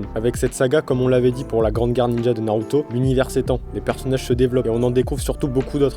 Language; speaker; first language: French; native; French